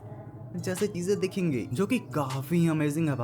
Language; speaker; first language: Hindi; native; Hindi